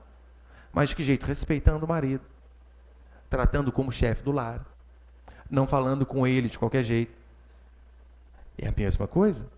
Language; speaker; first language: Portuguese; native; Portuguese